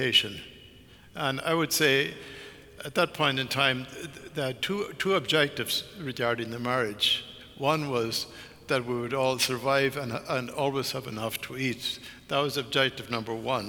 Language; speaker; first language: English; native; English